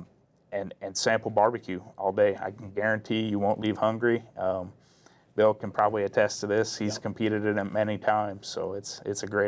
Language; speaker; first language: English; native; English